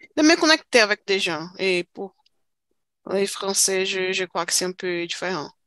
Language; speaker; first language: French; non-native, fluent; Portuguese